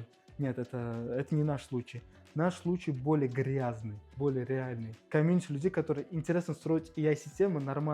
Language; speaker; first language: Russian; native; Russian